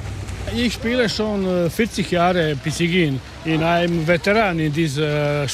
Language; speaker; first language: German; non-native, learner; Croatian